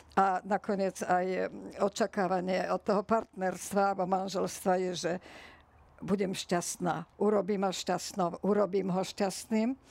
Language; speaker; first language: Slovak; native; Slovak